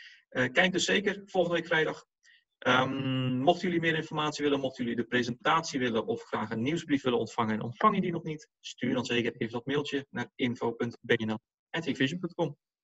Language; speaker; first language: Dutch; native; Dutch